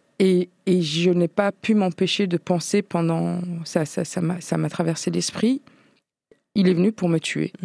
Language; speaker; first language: French; native; French